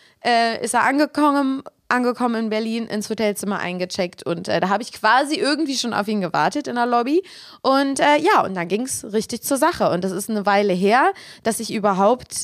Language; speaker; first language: German; native; German